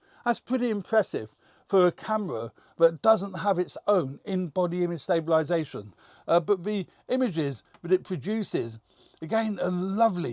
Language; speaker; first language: English; native; English